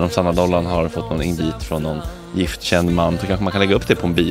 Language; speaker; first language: Swedish; native; Swedish